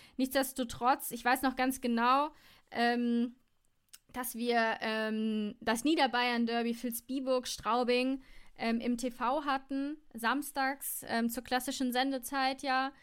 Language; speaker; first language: German; native; German